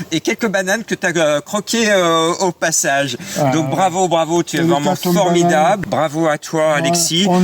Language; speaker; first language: French; native; French